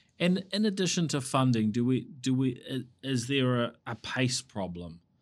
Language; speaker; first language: English; native; English